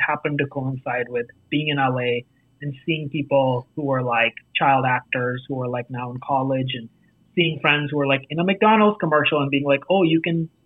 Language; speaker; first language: English; non-native, local second language; Hindi